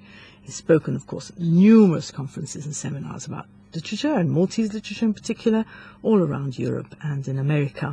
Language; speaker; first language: English; non-native, local second language; Maltese